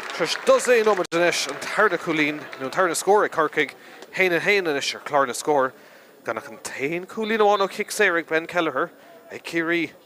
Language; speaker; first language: Irish; native; Irish